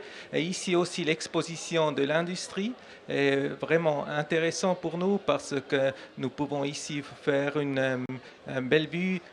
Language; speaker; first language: French; non-native, learner; German